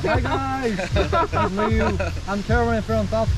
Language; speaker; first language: English; non-native, learner; Korean